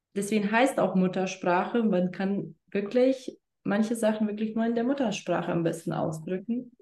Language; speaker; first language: German; non-native, fluent; Lithuanian